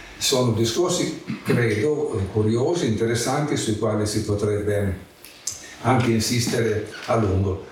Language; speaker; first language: Italian; native; Italian